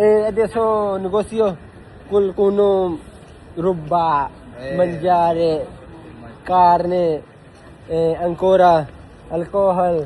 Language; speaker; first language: Italian; non-native, learner; Punjabi